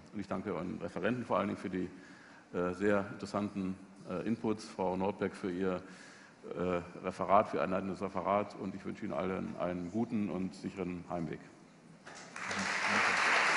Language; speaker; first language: German; native; German